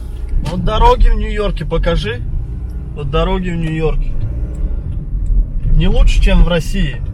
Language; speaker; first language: Russian; non-native, fluent; Turkmen